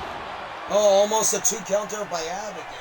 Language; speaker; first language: English; native; English